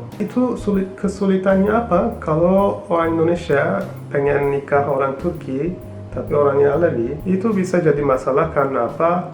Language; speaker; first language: Indonesian; non-native, fluent; Turkish